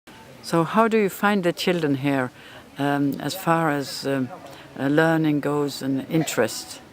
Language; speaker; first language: English; non-native, fluent; French